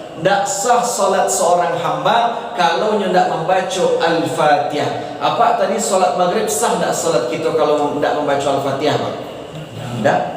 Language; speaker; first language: Malay; non-native, local second language; Minangkabau